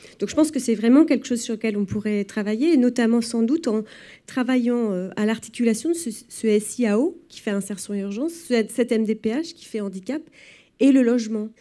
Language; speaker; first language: French; native; French